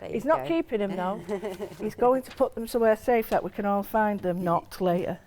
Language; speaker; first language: English; native; English